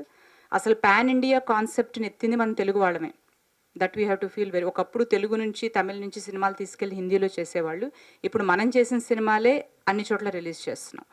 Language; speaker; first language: Telugu; native; Telugu